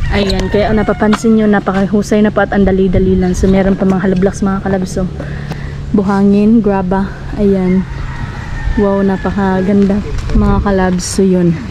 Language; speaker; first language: Filipino; non-native, local second language; Masbatenyo